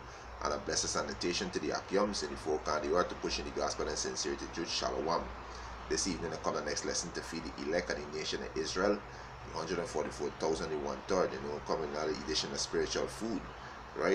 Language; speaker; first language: English; native; English